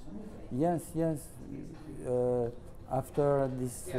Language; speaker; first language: English; non-native, learner; French